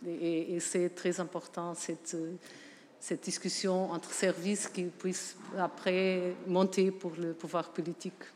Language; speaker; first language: French; non-native, fluent; Portuguese